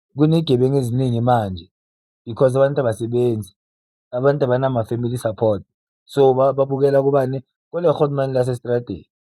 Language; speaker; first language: Zulu; native; Zulu